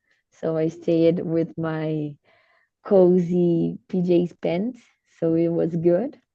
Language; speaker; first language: English; non-native, learner; Portuguese